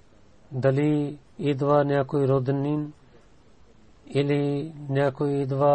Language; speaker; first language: Bulgarian; non-native, learner; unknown